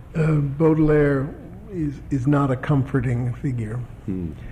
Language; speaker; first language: English; native; English